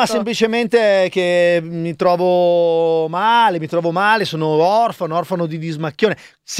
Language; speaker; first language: Italian; native; Italian